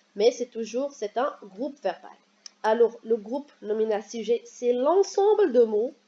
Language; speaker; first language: French; non-native, local second language; Arabic